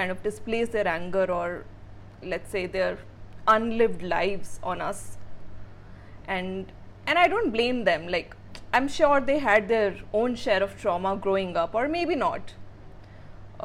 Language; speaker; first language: English; non-native, local second language; Hindi